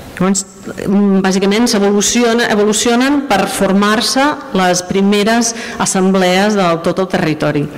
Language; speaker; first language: Catalan; non-native, fluent; English